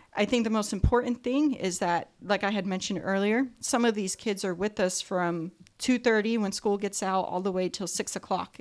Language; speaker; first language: English; native; English